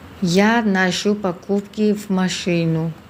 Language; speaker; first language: Russian; non-native, fluent; Thai